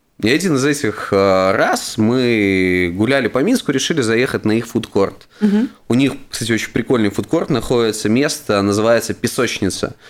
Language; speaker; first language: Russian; native; Russian